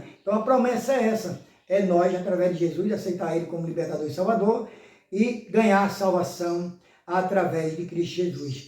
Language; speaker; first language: Portuguese; native; Portuguese